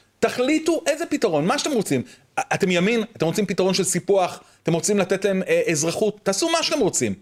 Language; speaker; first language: Hebrew; native; Hebrew